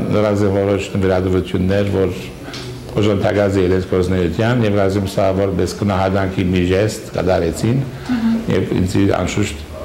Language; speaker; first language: Armenian; early bilingual, heritage; Armenian